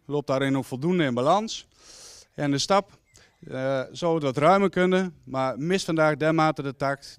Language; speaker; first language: Dutch; native; Dutch